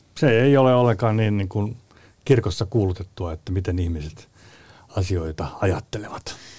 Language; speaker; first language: Finnish; native; Finnish